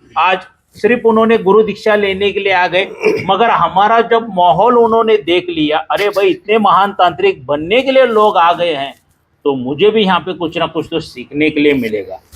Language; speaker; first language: Hindi; non-native, local second language; Marathi